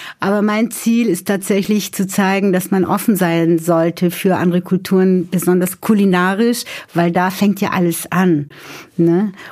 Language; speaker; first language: German; native; German